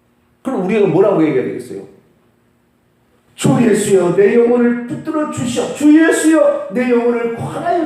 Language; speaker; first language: Korean; native; Korean